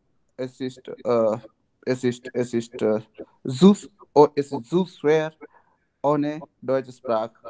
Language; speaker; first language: German; non-native, learner; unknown